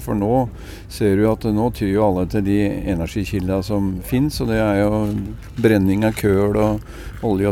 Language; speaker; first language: Norwegian; native; Norwegian